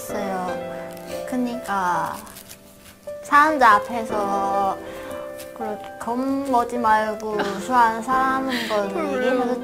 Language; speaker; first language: Korean; non-native, local second language; Chinese